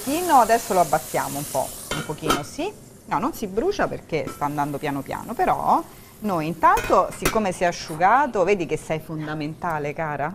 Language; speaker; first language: Italian; native; Italian